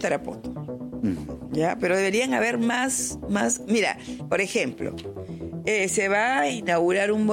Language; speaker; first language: Spanish; native; Spanish